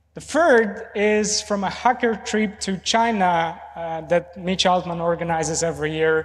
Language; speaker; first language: English; non-native, fluent; Romanian